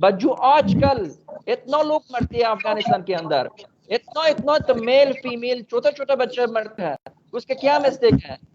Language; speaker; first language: Hindi; non-native, fluent; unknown